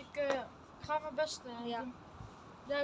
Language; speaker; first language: Dutch; early bilingual, other home language; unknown